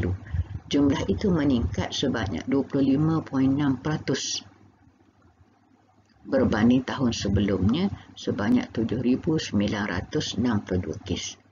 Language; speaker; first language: Malay; native; Malay